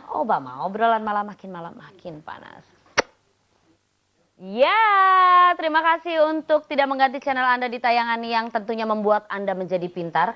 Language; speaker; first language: Indonesian; native; Indonesian